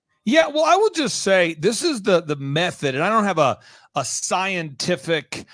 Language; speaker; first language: English; native; English